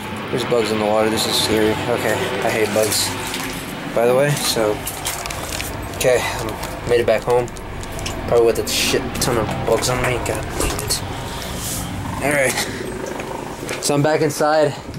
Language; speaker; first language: English; early bilingual, other home language; Spanish